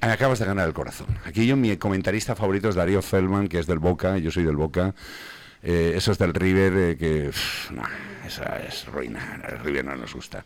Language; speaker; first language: Spanish; native; Spanish